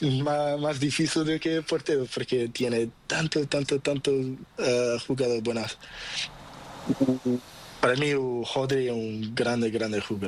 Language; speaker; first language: Spanish; non-native, learner; Portuguese